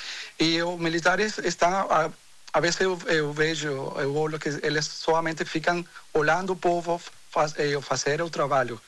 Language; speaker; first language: Portuguese; non-native, fluent; Spanish